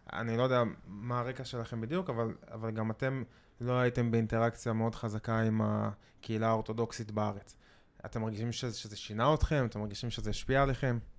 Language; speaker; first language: Hebrew; native; Hebrew